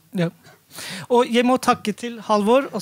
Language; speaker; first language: Norwegian; non-native, fluent; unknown